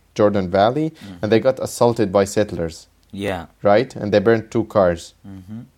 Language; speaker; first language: English; non-native, fluent; Arabic